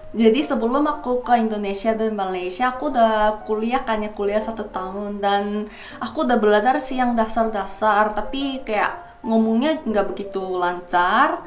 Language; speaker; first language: Indonesian; non-native, fluent; Korean